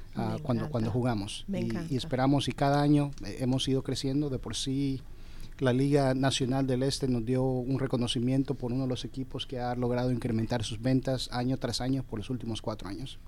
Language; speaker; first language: Spanish; early bilingual, heritage; Spanish